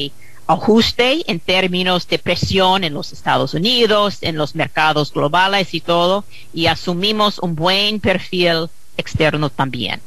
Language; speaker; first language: Spanish; non-native, fluent; English